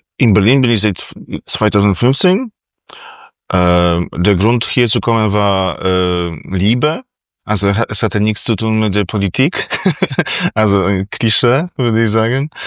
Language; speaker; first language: German; non-native, fluent; Polish